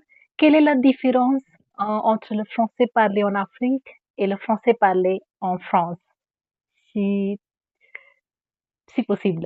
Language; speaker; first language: French; non-native, fluent; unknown